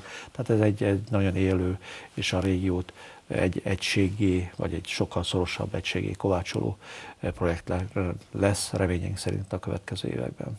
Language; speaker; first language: Hungarian; native; Hungarian